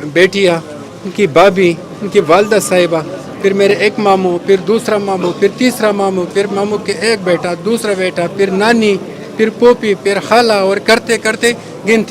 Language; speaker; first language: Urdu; non-native, local second language; Pashto